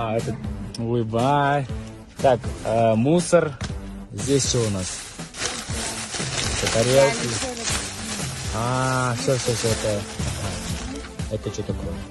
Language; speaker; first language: Russian; non-native, local second language; Kazakh